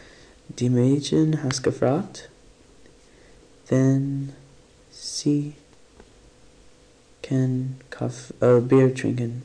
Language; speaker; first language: German; non-native, learner; English